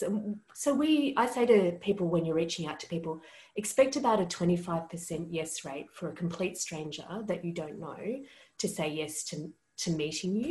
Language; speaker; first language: English; native; English